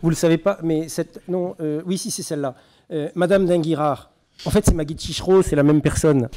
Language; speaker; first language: French; native; French